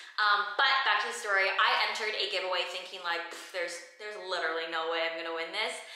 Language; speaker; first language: English; native; English